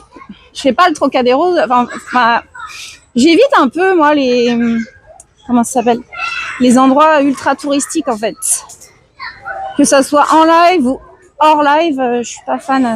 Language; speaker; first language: French; native; French